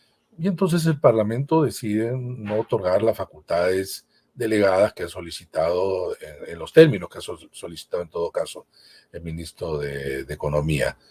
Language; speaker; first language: Spanish; native; Spanish